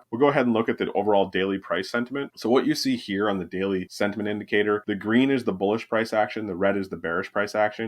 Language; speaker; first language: English; native; English